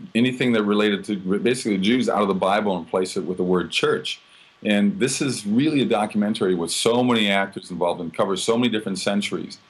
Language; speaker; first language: English; native; English